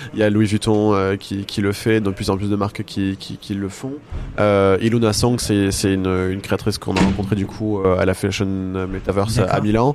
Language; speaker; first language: French; native; French